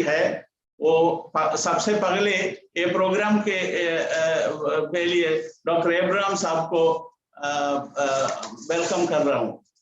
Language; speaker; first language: Hindi; non-native, local second language; Malayalam